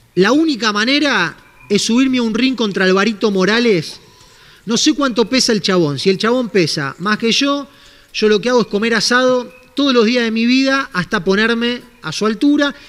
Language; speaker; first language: Spanish; native; Spanish